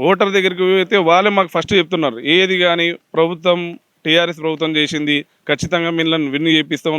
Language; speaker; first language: Telugu; native; Telugu